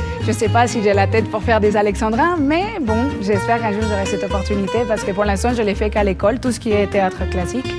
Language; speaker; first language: French; non-native, fluent; Spanish